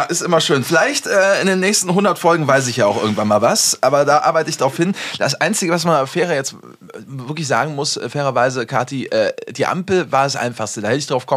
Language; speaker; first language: German; native; German